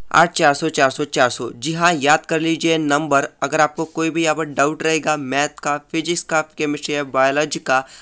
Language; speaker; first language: Hindi; non-native, local second language; Marathi